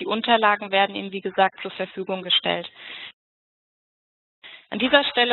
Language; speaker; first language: German; native; German